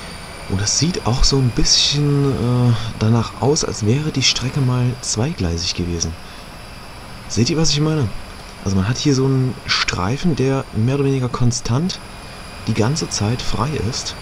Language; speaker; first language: German; native; German